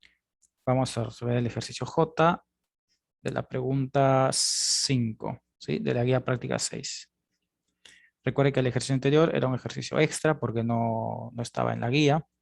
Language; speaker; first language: Spanish; native; Spanish